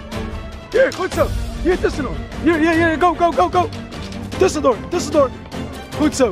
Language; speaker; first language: Dutch; native; Dutch